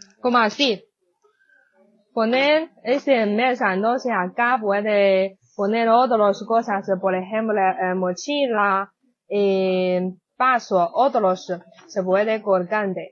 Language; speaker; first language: Spanish; non-native, learner; Chinese